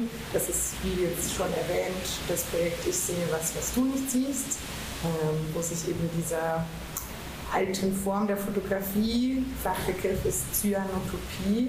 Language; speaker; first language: German; native; German